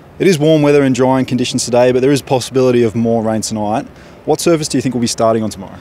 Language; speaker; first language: English; native; English